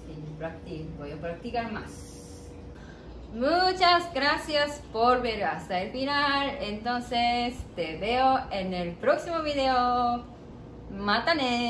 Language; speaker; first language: Spanish; non-native, learner; Japanese